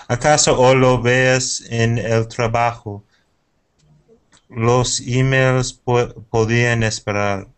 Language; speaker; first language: Spanish; non-native, learner; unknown